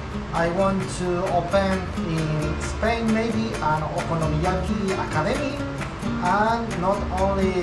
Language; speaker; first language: English; non-native, learner; Spanish